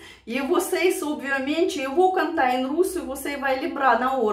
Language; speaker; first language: Portuguese; non-native, learner; Russian